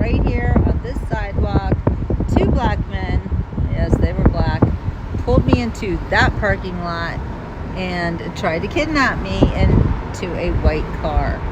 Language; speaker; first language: English; native; English